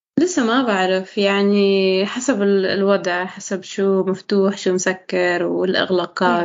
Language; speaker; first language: Arabic; non-native, learner; English